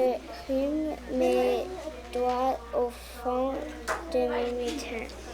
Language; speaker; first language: French; non-native, local second language; English